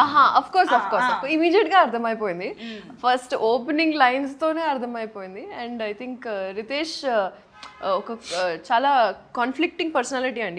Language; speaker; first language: Telugu; non-native, local second language; Urdu